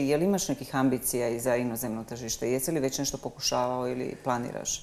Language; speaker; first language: Serbian; native; Serbian